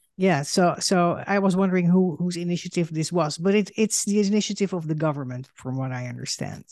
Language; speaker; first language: English; non-native, fluent; Dutch